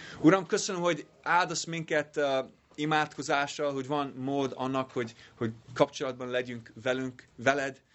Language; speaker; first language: Hungarian; non-native, learner; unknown